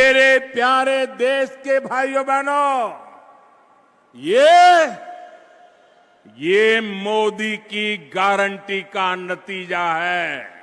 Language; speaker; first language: Hindi; non-native, local second language; Gujarati